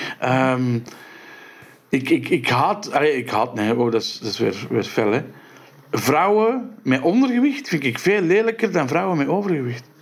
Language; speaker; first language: Dutch; native; Dutch